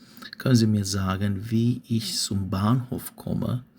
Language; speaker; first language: German; non-native, fluent; Persian